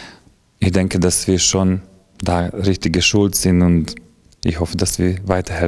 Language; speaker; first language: German; non-native, fluent; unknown